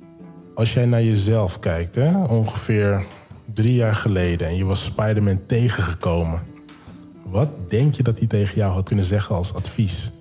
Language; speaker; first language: Dutch; native; Dutch